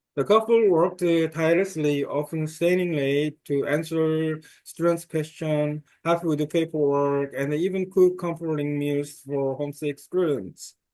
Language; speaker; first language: English; non-native, learner; Korean